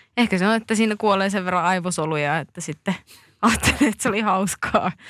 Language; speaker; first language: Finnish; native; Finnish